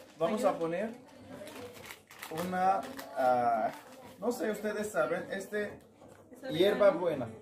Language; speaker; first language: Spanish; non-native, learner; Arabic